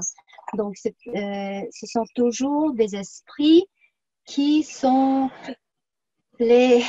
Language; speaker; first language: French; non-native, fluent; Tuvinian